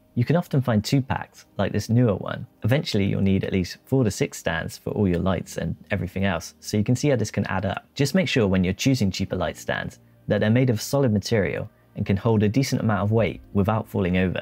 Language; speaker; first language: English; native; English